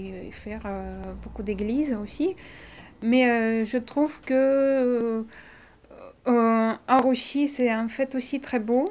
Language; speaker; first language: French; non-native, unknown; Russian